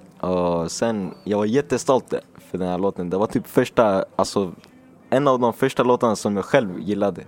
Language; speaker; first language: Swedish; early bilingual, other home language; Finnish